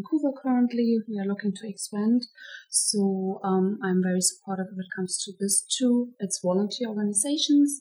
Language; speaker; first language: English; non-native, fluent; German